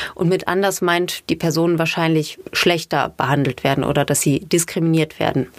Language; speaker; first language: German; native; German